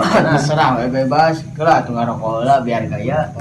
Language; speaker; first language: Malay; non-native, local second language; Sundanese